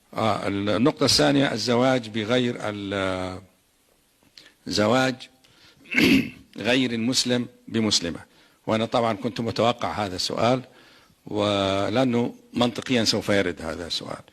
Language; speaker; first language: Arabic; native; Arabic